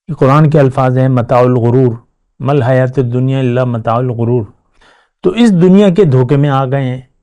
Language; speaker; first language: Urdu; non-native, local second language; Pashto